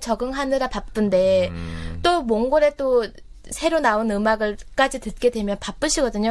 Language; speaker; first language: Korean; non-native, fluent; Mongolian